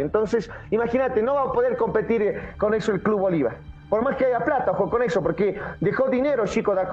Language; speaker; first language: Spanish; native; Spanish